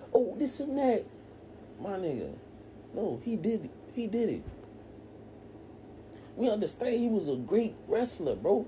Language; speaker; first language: English; native; English